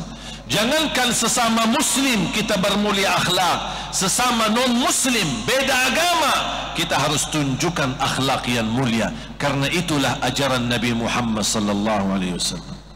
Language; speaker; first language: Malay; non-native, fluent; Arabic